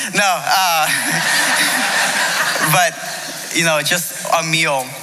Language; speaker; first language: English; native; English